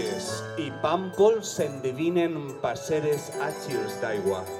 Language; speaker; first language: Catalan; native; Catalan